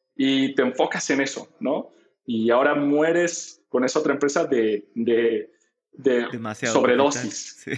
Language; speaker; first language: Spanish; native; Spanish